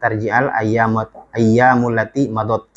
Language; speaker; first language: Arabic; non-native, fluent; Indonesian